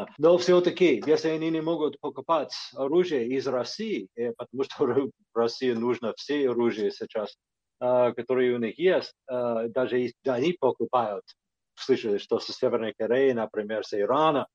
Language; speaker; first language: Russian; non-native, fluent; English